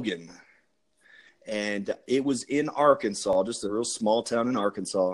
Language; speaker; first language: English; native; English